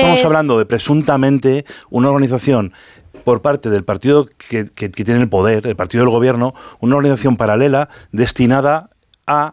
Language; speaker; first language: Spanish; native; Spanish